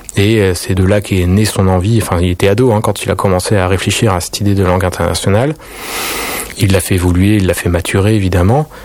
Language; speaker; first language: French; native; French